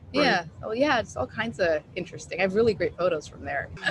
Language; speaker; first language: English; native; English